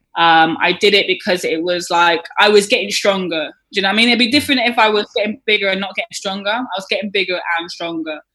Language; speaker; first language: English; native; English